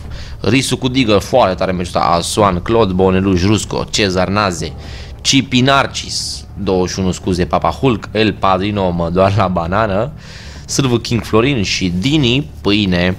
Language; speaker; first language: Romanian; native; Romanian